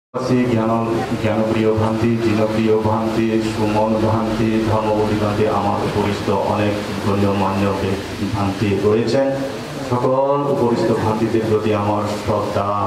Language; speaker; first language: Bangla; non-native, local second language; Marma